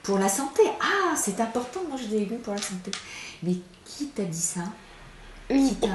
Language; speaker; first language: French; native; French